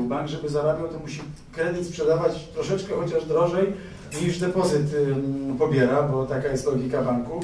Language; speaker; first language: Polish; native; Polish